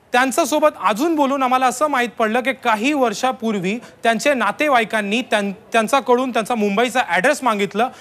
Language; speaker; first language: Marathi; non-native, local second language; Hindi